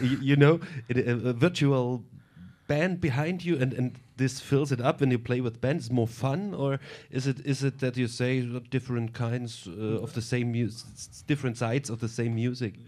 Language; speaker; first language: English; non-native, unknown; German